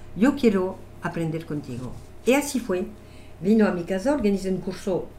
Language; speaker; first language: Spanish; non-native, fluent; French